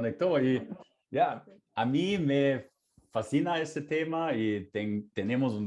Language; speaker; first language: Spanish; non-native, fluent; German